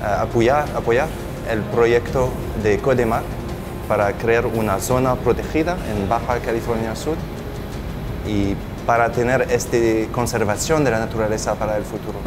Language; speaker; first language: Spanish; non-native, fluent; French